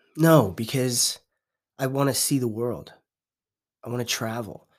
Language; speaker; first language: English; native; English